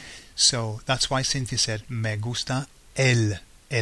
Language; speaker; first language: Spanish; non-native, fluent; English